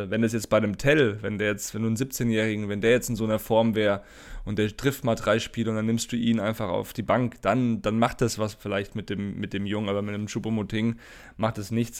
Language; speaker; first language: German; native; German